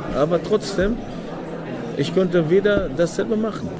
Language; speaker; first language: German; non-native, fluent; Arabic